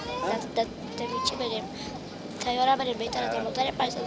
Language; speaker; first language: Persian; native; Persian